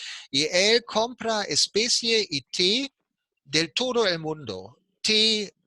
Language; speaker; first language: Spanish; non-native, fluent; German